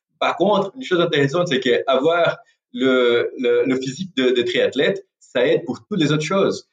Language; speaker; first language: French; non-native, fluent; Portuguese